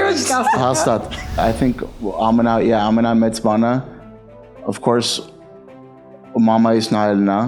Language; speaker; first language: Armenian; early bilingual, heritage; Armenian